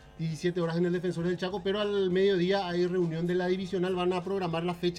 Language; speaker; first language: Spanish; native; Spanish